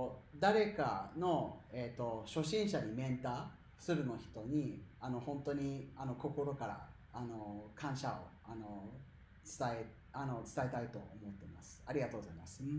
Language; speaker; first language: Japanese; non-native, fluent; English